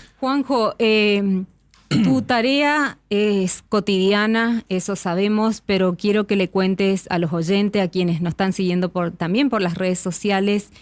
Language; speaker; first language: Spanish; native; Spanish